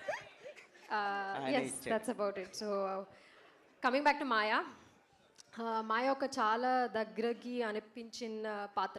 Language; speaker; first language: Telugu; non-native, learner; Malayalam